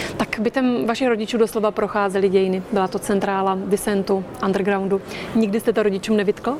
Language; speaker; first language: Czech; native; Czech